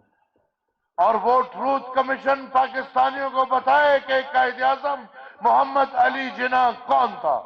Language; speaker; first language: Urdu; non-native, local second language; Pashto